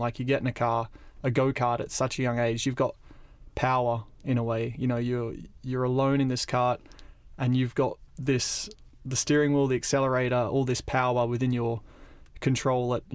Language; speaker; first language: English; native; English